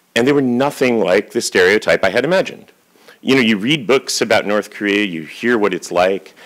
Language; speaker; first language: English; native; English